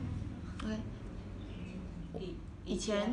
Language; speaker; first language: Chinese; non-native, fluent; Vietnamese